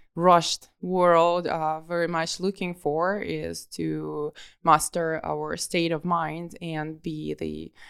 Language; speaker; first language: English; non-native, fluent; Russian